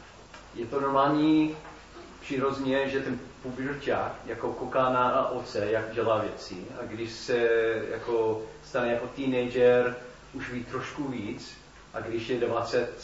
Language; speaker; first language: Czech; non-native, fluent; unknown